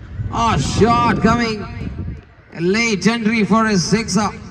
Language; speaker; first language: English; non-native, local second language; Malayalam